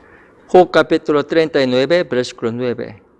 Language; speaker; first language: Spanish; non-native, fluent; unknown